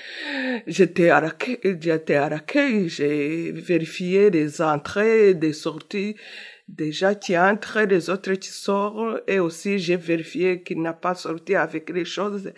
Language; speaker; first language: French; non-native, learner; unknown